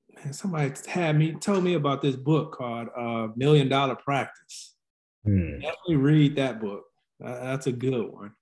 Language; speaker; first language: English; native; English